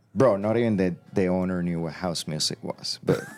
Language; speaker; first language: English; non-native, fluent; Spanish